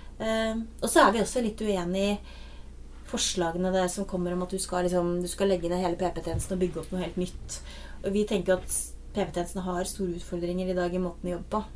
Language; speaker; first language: Norwegian; native; Norwegian